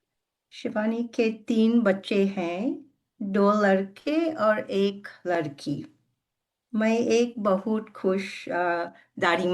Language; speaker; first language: Hindi; non-native, learner; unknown